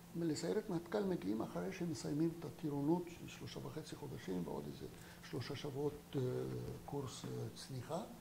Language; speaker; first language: Hebrew; non-native, fluent; French